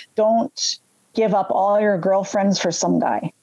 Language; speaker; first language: English; native; English